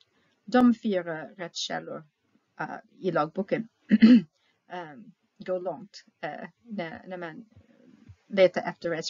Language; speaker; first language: Swedish; non-native, fluent; English